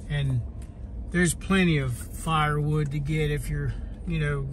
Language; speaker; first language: English; native; English